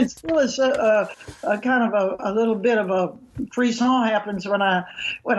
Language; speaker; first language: English; native; English